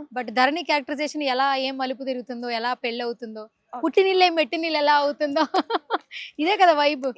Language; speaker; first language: Telugu; native; Telugu